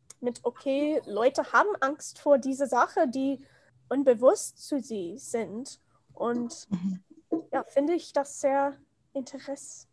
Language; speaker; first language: German; non-native, learner; English